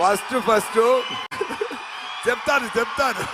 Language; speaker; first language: Telugu; non-native, learner; Tamil